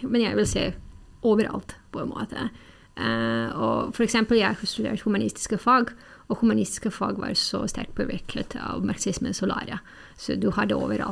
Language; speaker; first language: Norwegian; non-native, fluent; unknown